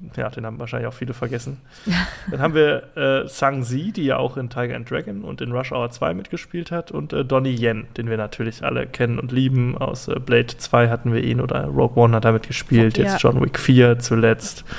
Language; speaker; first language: German; native; German